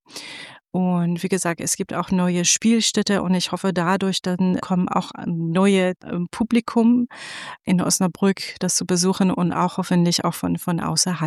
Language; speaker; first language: German; non-native, fluent; Persian